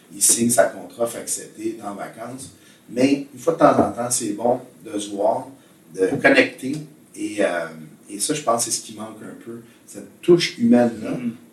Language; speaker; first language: French; native; French